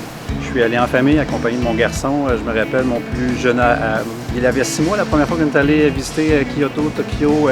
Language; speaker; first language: French; native; French